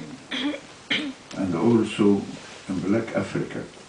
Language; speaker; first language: English; non-native, fluent; Arabic